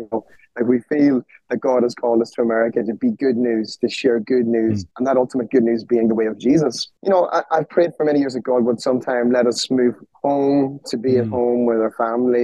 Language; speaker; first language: English; native; English